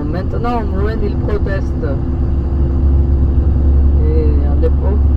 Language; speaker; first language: French; non-native, fluent; Georgian